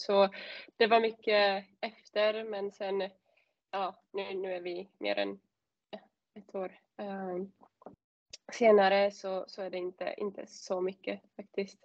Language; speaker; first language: Swedish; non-native, fluent; Czech